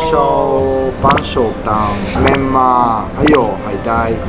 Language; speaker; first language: Chinese; non-native, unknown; Japanese